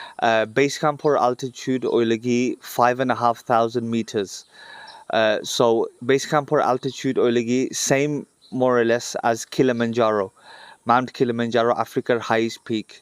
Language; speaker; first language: English; early bilingual, other home language; Bangla